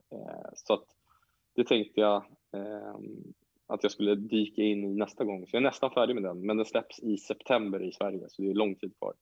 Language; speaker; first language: Swedish; native; Swedish